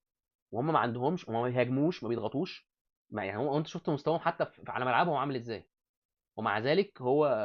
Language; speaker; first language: Arabic; native; Arabic